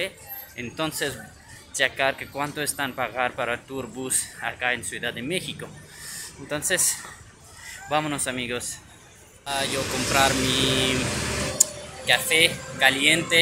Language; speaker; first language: Spanish; non-native, learner; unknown